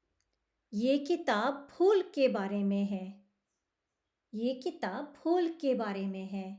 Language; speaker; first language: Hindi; early bilingual, heritage; Hindi